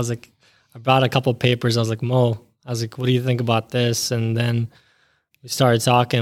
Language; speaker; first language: English; early bilingual, other home language; Bosnian